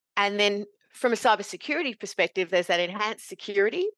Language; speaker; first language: English; native; English